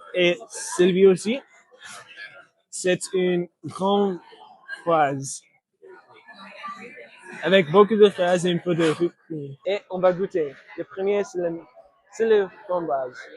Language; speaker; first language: French; non-native, learner; English